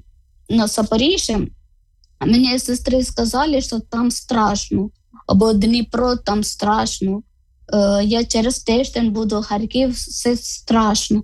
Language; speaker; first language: Ukrainian; non-native, learner; Malayalam